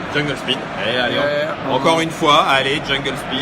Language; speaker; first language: French; native; French